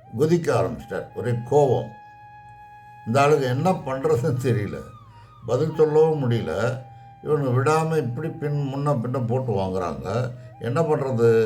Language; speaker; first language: Tamil; native; Tamil